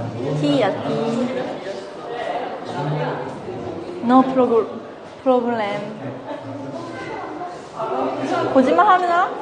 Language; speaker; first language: Korean; non-native, learner; Japanese